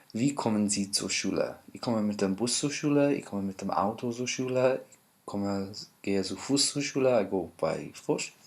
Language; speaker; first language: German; non-native, fluent; English